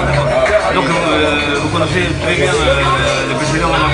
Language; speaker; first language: French; non-native, learner; Spanish